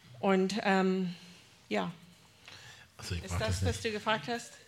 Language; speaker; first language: German; non-native, fluent; English